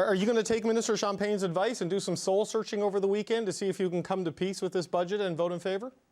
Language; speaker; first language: English; native; English